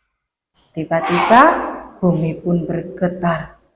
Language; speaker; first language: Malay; non-native, local second language; Javanese